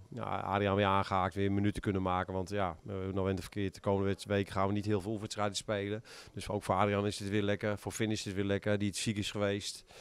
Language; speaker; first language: Dutch; native; Dutch